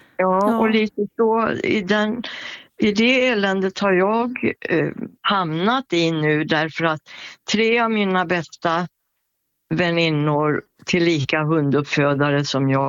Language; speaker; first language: Swedish; native; Swedish